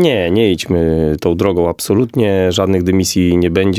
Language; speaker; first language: Polish; native; Polish